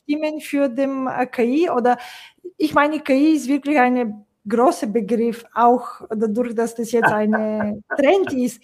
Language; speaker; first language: German; non-native, fluent; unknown